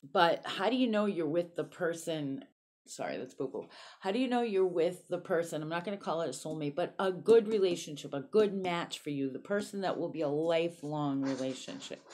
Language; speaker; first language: English; native; English